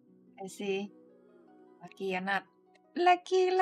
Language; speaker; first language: English; non-native, learner; Vietnamese